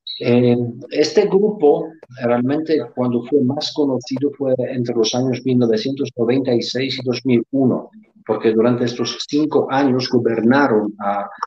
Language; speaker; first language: Spanish; non-native, fluent; Polish